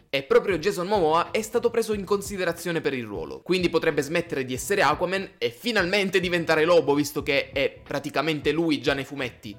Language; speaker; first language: Italian; native; Italian